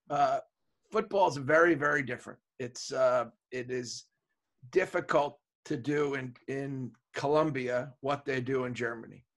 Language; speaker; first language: English; native; English